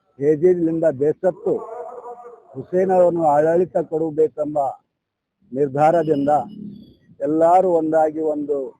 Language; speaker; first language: Kannada; non-native, local second language; Urdu